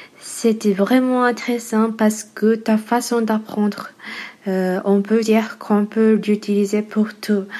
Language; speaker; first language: French; non-native, learner; Japanese